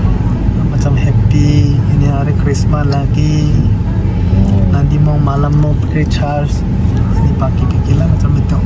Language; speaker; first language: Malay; non-native, learner; Tedim Chin